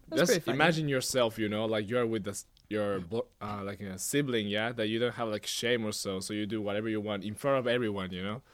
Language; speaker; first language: English; non-native, fluent; Japanese